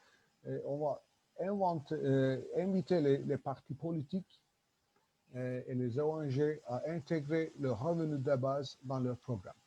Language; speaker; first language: French; non-native, learner; Turkish